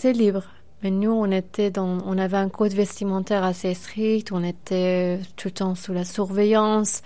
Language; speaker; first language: French; non-native, fluent; Persian